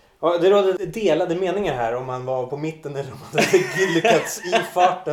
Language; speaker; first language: Swedish; native; Swedish